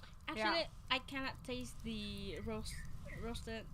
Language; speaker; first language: English; non-native, learner; Indonesian